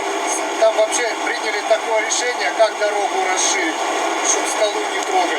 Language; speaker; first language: Russian; native; Russian